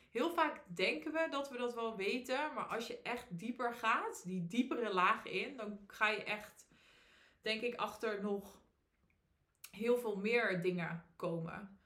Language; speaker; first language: Dutch; native; Dutch